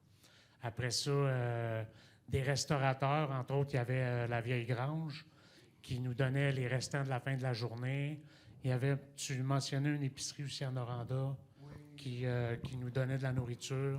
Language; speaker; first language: French; native; French